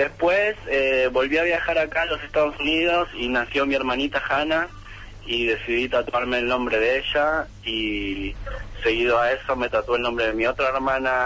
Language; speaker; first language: Spanish; native; Spanish